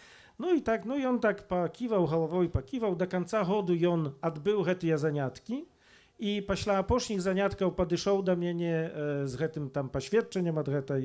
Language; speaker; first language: Polish; non-native, local second language; Belarusian